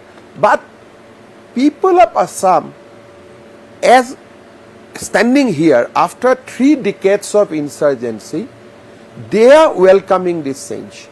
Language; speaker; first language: English; non-native, local second language; Assamese